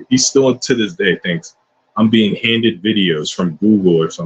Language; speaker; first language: English; native; English